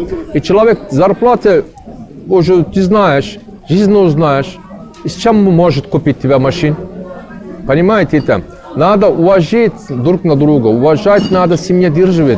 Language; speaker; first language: Russian; non-native, learner; Turkish